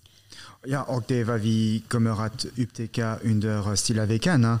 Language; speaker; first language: Swedish; non-native, fluent; French